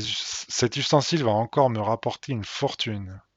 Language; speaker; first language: French; native; French